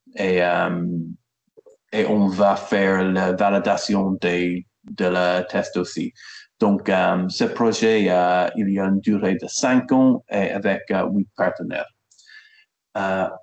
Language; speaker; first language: French; non-native, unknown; English